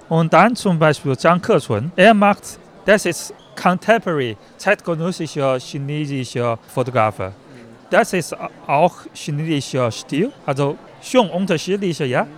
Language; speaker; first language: German; non-native, learner; Chinese